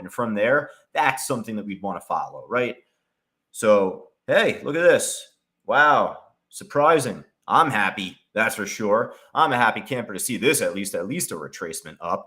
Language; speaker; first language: English; native; English